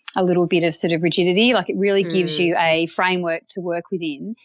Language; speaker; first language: English; native; English